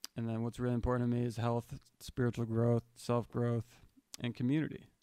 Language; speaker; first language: English; native; English